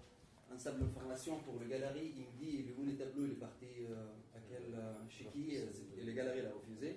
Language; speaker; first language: French; non-native, fluent; Arabic